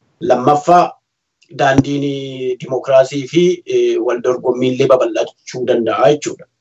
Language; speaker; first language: Oromo; native; Oromo